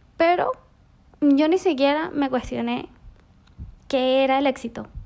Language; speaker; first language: Spanish; native; Spanish